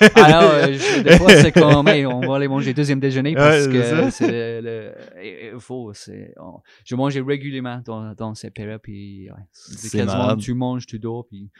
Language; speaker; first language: French; non-native, fluent; English